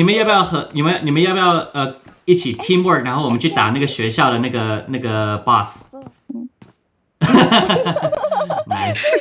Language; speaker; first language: Chinese; early bilingual, heritage; Chinese